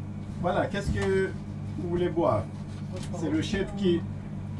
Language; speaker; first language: French; non-native, learner; Turkish